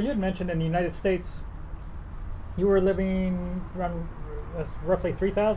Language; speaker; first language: English; native; English